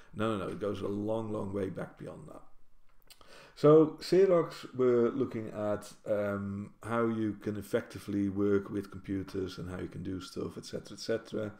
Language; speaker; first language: English; non-native, fluent; Dutch